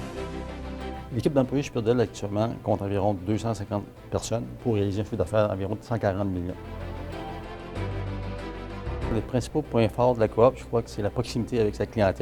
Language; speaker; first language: French; native; French